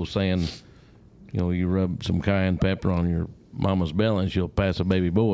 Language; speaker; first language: English; early bilingual, other home language; Spanish